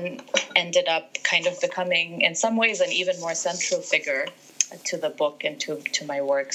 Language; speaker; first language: English; non-native, local second language; Arabic